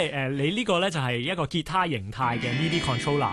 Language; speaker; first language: Cantonese; native; Cantonese